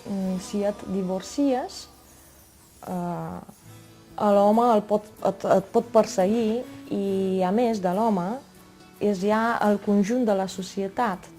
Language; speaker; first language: Catalan; non-native, fluent; Romanian